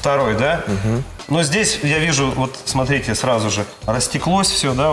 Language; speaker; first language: Russian; native; Russian